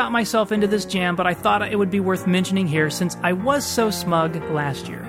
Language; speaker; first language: English; native; English